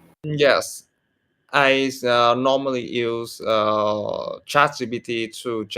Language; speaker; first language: English; non-native, learner; Vietnamese